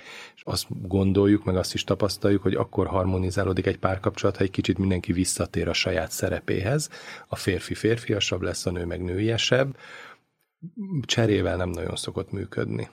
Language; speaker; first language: Hungarian; native; Hungarian